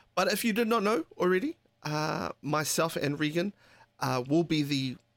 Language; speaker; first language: English; native; English